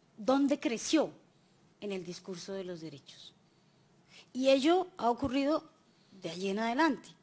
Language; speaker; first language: Spanish; native; Spanish